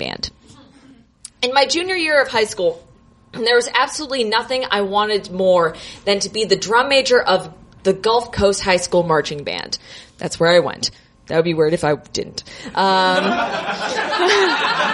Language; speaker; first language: English; native; English